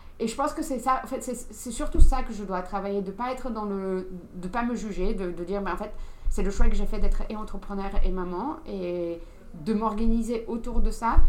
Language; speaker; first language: French; non-native, fluent; English